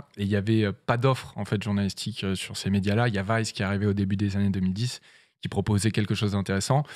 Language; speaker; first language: French; native; French